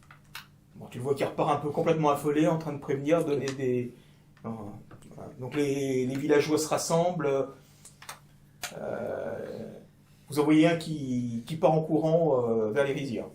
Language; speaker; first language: French; native; French